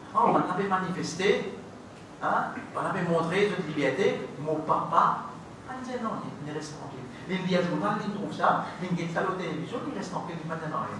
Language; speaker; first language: French; non-native, local second language; Morisyen